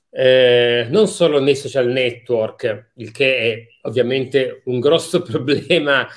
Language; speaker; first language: Italian; native; Italian